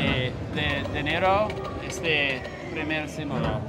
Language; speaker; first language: Spanish; non-native, learner; English